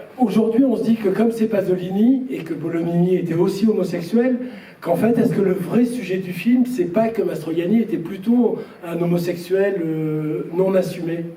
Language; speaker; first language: French; native; French